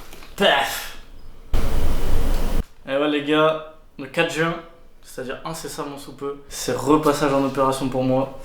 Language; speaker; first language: French; native; French